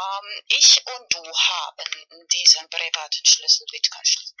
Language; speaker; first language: German; non-native, fluent; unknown